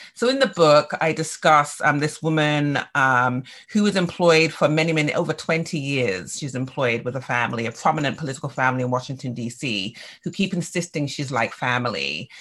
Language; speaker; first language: English; native; English